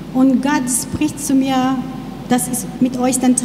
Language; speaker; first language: German; non-native, learner; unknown